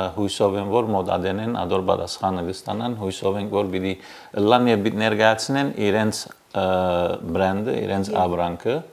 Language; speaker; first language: Armenian; early bilingual, heritage; Armenian